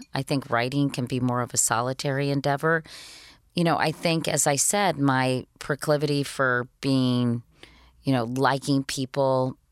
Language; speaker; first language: English; native; English